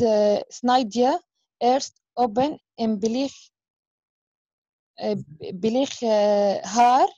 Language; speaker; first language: Dutch; non-native, learner; Arabic